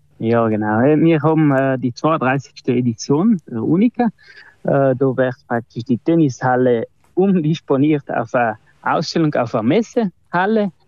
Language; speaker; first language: German; non-native, local second language; Ladin